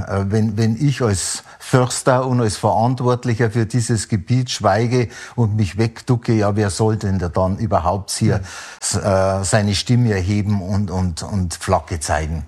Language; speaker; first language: German; native; German